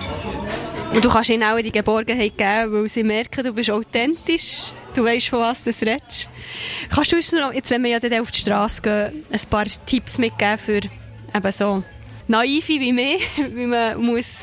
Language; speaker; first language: German; native; German